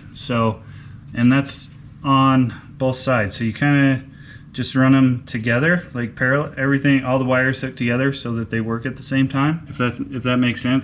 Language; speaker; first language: English; native; English